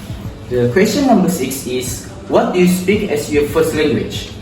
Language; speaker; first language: English; non-native, local second language; Malay